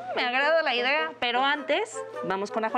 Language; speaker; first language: Spanish; native; Spanish